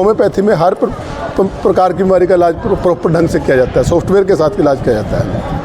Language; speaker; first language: Hindi; non-native, local second language; Punjabi